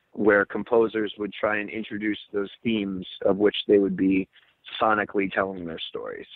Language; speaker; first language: English; native; English